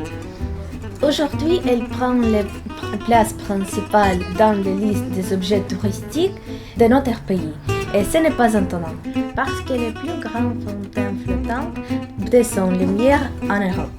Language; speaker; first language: French; non-native, learner; Ukrainian